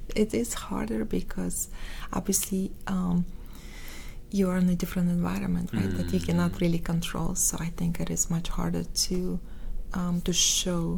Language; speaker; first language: English; non-native, fluent; Russian